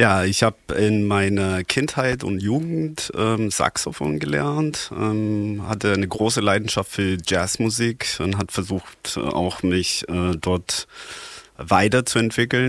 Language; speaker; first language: German; non-native, fluent; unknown